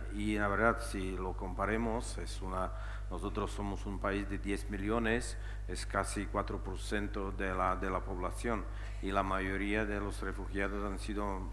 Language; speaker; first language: Spanish; non-native, fluent; Czech